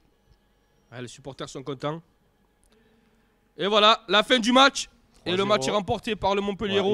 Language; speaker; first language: French; native; French